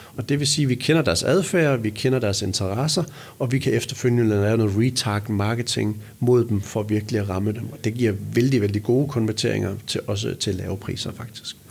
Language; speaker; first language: Danish; native; Danish